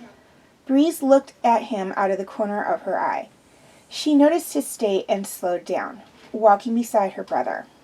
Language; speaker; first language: English; native; English